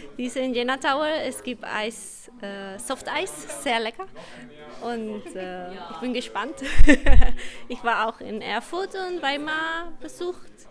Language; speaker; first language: German; non-native, learner; Spanish